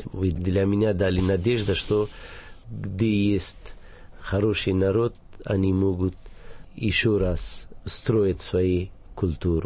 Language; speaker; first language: Russian; non-native, fluent; Persian